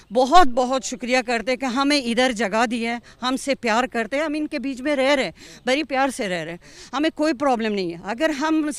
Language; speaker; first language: Hindi; non-native, fluent; Persian